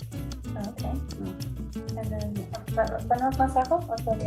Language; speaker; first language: Spanish; early bilingual, heritage; Spanish